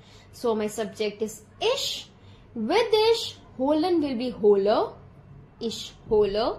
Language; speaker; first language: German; non-native, fluent; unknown